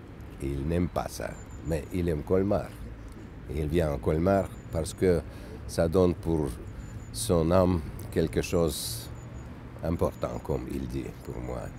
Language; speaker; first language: French; non-native, learner; Russian